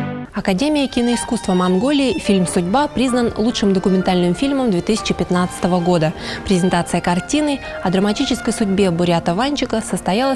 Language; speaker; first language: Russian; native; Russian